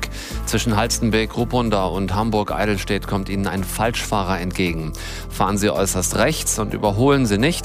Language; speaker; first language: German; native; German